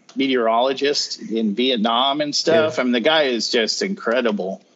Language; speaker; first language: English; native; English